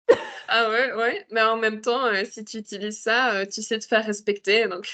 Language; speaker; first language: French; native; French